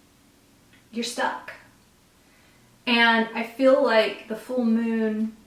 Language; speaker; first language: English; native; English